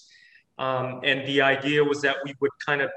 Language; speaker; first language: English; native; English